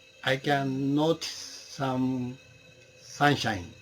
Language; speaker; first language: English; non-native, learner; Japanese